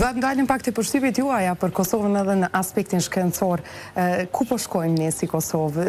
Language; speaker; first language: Albanian; native; Albanian